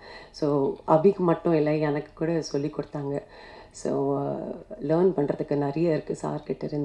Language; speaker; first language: Tamil; non-native, fluent; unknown